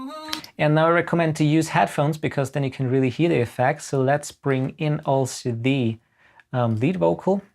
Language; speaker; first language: English; non-native, fluent; German